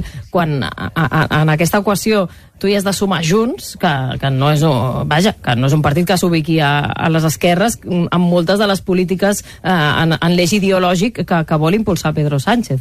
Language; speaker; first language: Catalan; native; Catalan